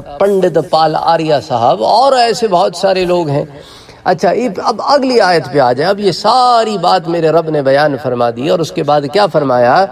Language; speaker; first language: Urdu; non-native, local second language; Punjabi